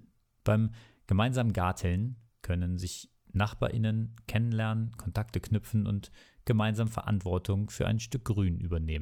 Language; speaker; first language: German; native; German